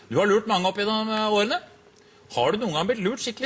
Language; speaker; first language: Norwegian; native; Norwegian